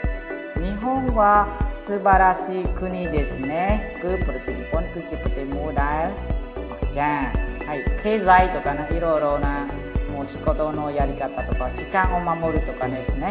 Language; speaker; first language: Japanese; non-native, fluent; Khmer